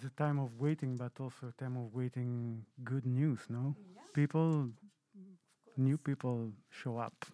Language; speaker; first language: English; non-native, fluent; Italian